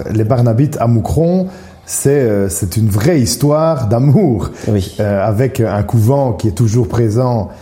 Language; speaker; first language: French; native; French